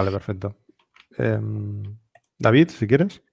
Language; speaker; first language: Spanish; native; Spanish